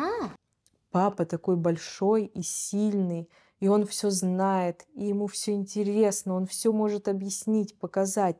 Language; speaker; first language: Russian; native; Russian